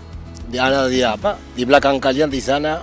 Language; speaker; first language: Indonesian; non-native, fluent; Spanish